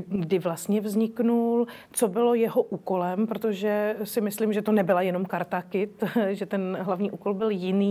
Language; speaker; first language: Czech; native; Czech